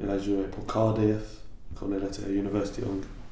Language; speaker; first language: French; non-native, learner; English